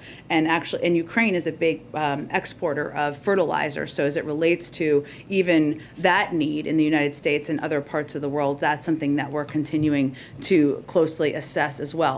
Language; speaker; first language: English; native; English